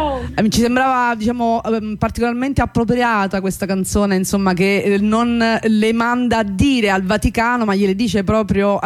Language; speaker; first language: Italian; native; Italian